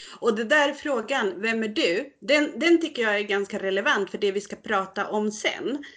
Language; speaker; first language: Swedish; early bilingual, other home language; Spanish